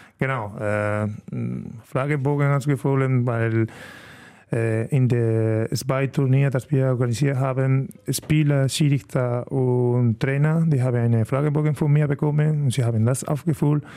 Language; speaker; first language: German; non-native, learner; Spanish